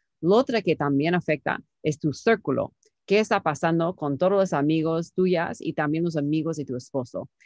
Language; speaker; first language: Spanish; non-native, fluent; English